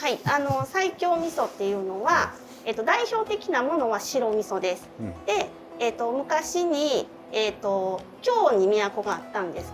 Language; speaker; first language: Japanese; native; Japanese